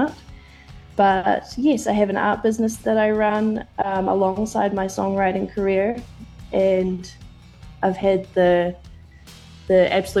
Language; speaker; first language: English; native; English